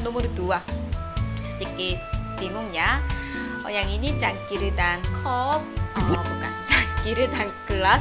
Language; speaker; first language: Indonesian; non-native, learner; Korean